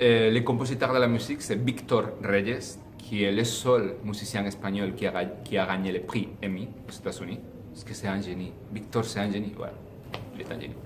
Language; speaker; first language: French; non-native, fluent; Spanish